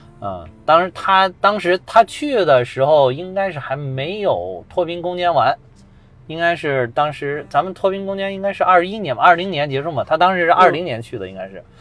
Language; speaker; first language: Chinese; native; Chinese